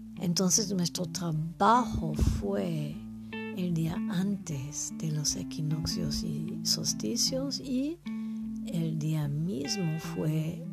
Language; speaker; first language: Spanish; non-native, fluent; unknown